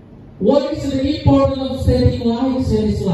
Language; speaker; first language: English; non-native, learner; Indonesian